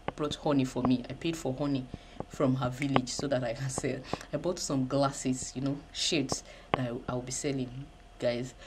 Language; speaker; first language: English; non-native, local second language; Yoruba